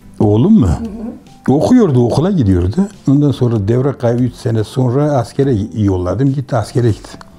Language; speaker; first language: Turkish; native; Turkish